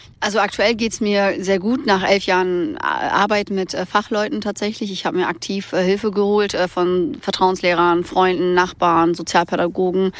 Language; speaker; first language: German; early bilingual, other home language; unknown